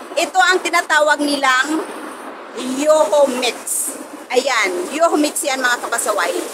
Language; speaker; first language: Filipino; non-native, local second language; Hiligaynon